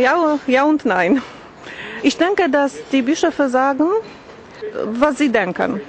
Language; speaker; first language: German; non-native, learner; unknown